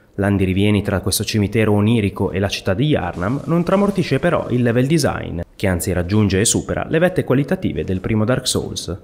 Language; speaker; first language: Italian; native; Italian